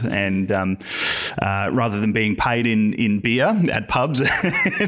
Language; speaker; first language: English; native; English